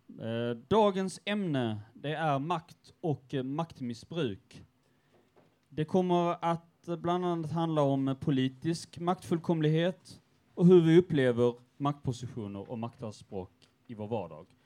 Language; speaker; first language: Swedish; native; Swedish